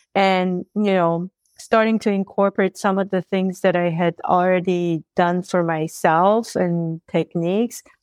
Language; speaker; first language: English; early bilingual, other home language; Persian